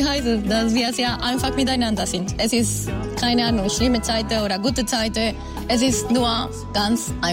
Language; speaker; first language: German; non-native, learner; Spanish